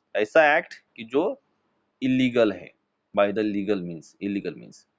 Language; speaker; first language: Hindi; non-native, local second language; Marathi